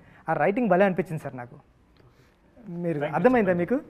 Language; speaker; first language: Telugu; native; Telugu